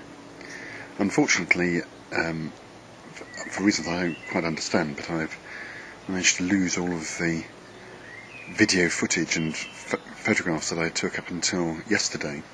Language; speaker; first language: English; native; English